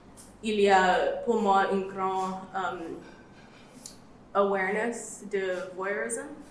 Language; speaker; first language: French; non-native, learner; English